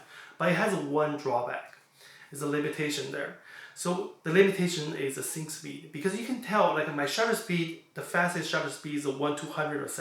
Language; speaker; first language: English; non-native, fluent; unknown